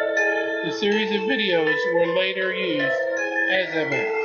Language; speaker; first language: English; native; English